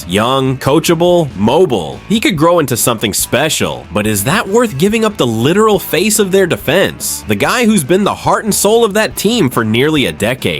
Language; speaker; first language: English; native; English